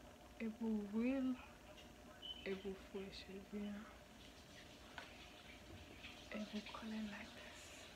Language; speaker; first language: French; non-native, local second language; Haitian Creole